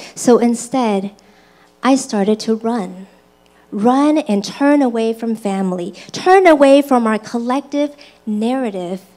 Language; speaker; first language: English; early bilingual, other home language; Chinese